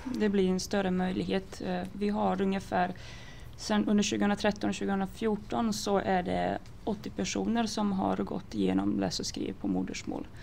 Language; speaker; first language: Swedish; early bilingual, other home language; Croatian